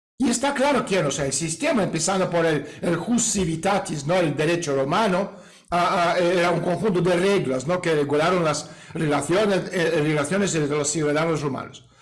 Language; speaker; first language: Spanish; non-native, fluent; Russian